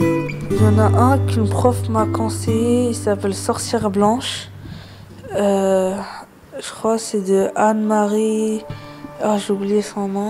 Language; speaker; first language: French; early bilingual, other home language; Arabic